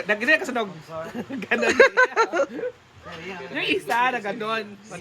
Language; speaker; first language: Filipino; non-native, local second language; Cebuano